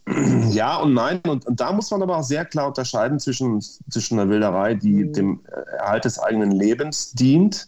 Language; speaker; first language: German; native; German